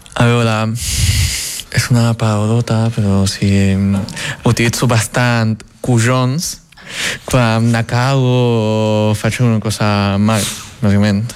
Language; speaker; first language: Catalan; early bilingual, other home language; Chinese